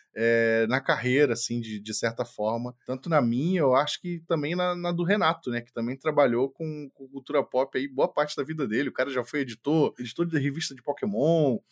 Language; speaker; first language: Portuguese; native; Portuguese